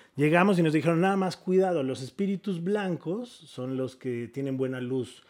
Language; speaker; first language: Spanish; native; Spanish